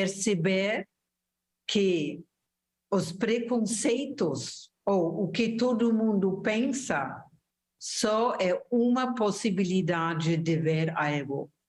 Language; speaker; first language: Portuguese; non-native, fluent; German